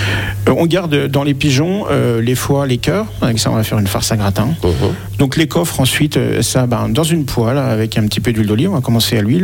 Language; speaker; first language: French; native; French